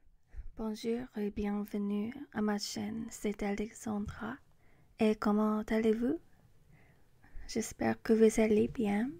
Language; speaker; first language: French; non-native, learner; English